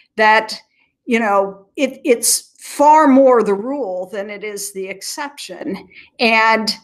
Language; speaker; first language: English; native; English